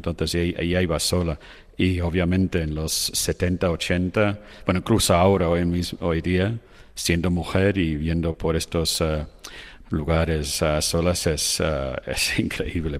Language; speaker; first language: Spanish; non-native, fluent; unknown